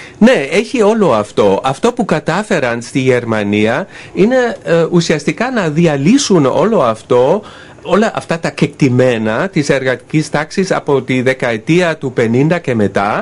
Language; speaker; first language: Greek; non-native, fluent; German